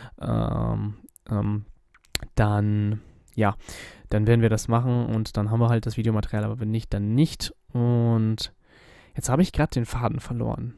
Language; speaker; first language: German; native; German